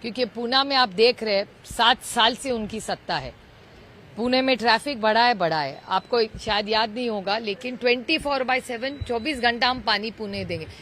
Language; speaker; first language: Hindi; non-native, local second language; Marathi